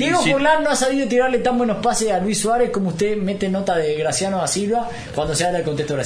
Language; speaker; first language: Spanish; native; Spanish